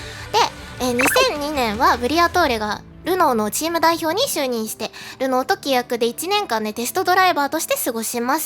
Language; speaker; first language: Japanese; native; Japanese